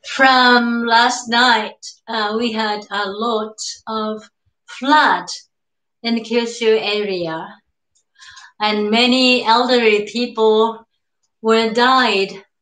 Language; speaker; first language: English; non-native, learner; Japanese